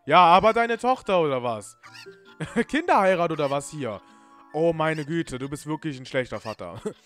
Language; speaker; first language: German; native; German